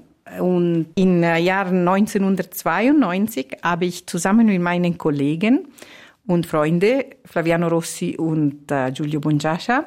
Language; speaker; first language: German; non-native, fluent; Italian